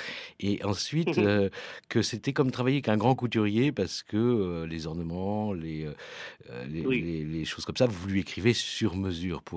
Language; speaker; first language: French; native; French